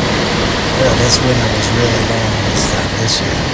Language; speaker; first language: English; native; English